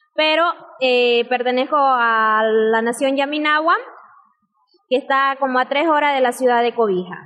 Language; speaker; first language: Spanish; native; Spanish